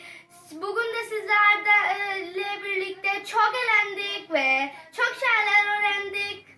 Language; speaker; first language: Turkish; non-native, learner; Urdu